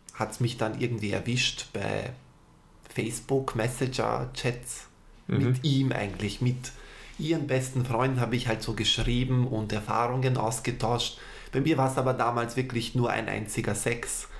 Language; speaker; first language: German; native; German